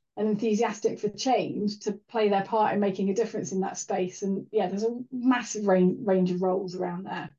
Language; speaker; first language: English; native; English